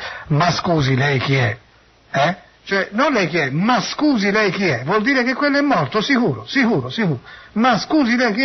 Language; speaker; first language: Italian; native; Italian